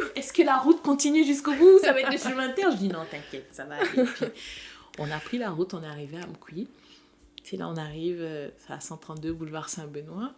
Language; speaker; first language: French; native; French